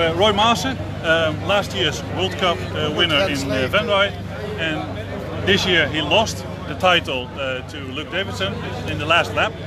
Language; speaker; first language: English; non-native, fluent; Dutch